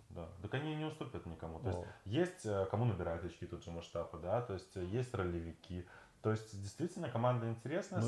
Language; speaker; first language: Russian; native; Russian